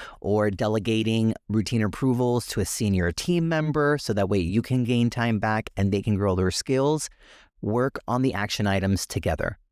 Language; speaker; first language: English; native; English